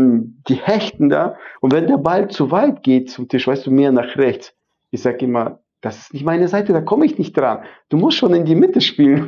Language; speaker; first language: German; non-native, fluent; Arabic